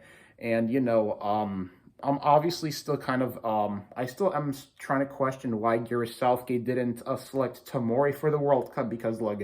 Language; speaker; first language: English; native; English